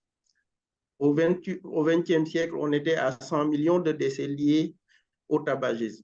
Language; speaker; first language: French; non-native, local second language; Wolof